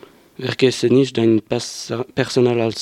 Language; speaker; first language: German; non-native, learner; French